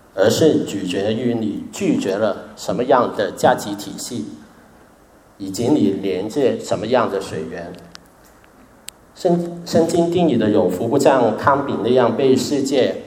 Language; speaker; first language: Chinese; non-native, local second language; Cantonese